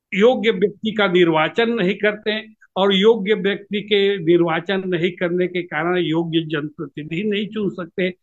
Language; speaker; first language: Hindi; native; Hindi